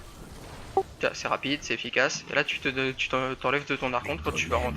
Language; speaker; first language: French; native; French